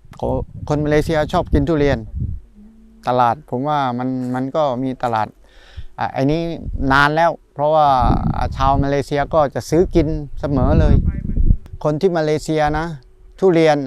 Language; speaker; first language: Thai; non-native, fluent; Malay